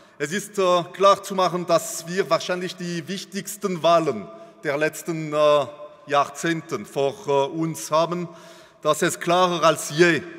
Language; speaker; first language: German; non-native, local second language; French